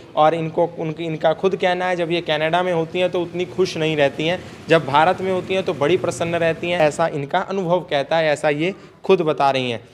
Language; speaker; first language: Hindi; native; Hindi